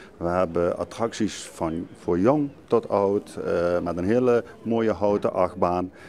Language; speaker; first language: Dutch; native; Dutch